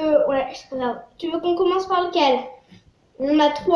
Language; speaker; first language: French; native; French